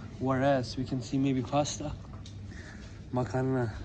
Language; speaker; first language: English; non-native, learner; Turkish